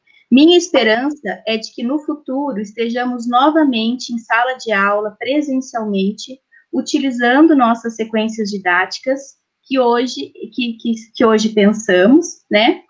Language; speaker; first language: Portuguese; native; Portuguese